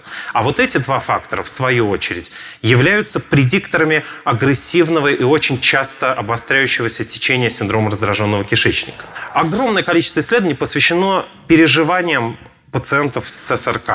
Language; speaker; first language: Russian; native; Russian